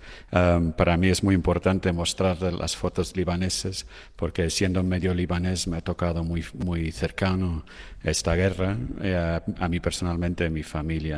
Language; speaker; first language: Spanish; non-native, fluent; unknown